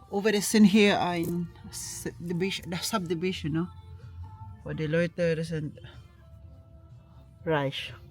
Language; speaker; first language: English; non-native, local second language; Filipino